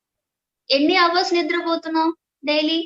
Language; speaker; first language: Telugu; non-native, learner; Malayalam